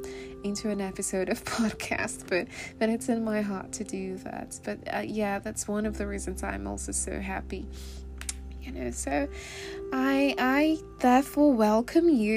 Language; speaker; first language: English; non-native, local second language; Igbo